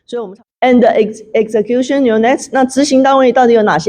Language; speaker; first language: Chinese; native; Chinese